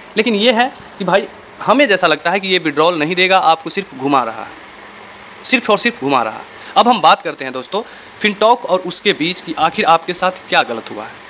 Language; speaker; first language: Hindi; native; Hindi